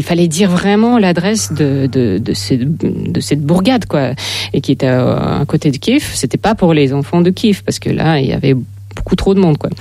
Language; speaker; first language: French; non-native, fluent; Russian